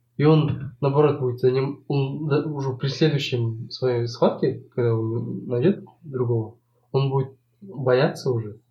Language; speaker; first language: Russian; non-native, local second language; Kazakh